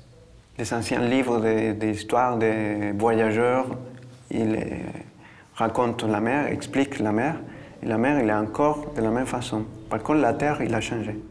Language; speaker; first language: French; non-native, fluent; Spanish